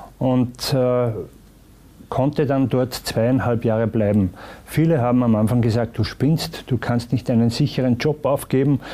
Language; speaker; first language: German; native; German